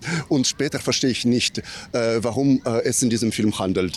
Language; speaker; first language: German; non-native, learner; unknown